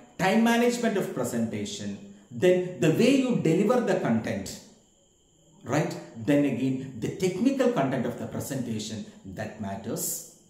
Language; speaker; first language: English; non-native, local second language; Malayalam